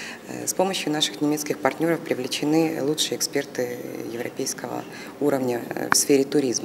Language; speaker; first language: Russian; native; Russian